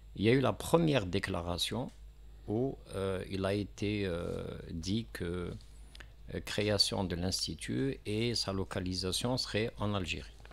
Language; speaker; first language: French; non-native, local second language; Kabyle